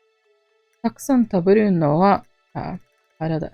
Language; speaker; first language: Japanese; non-native, learner; English